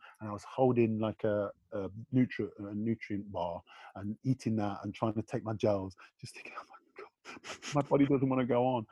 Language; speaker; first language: English; native; English